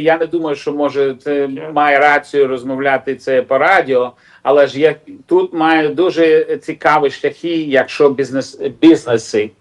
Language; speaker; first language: Ukrainian; non-native, local second language; Russian